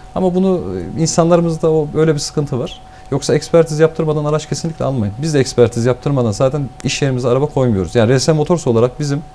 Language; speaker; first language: Turkish; native; Turkish